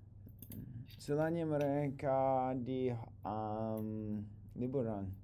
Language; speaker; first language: Indonesian; non-native, learner; English